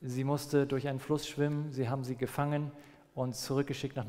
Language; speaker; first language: German; non-native, fluent; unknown